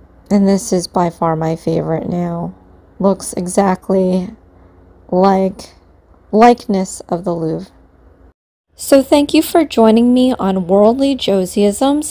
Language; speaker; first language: English; native; English